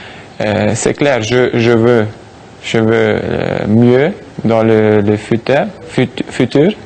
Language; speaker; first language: French; non-native, learner; German